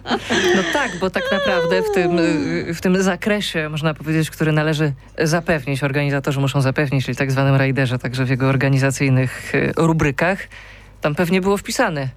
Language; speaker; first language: Polish; native; Polish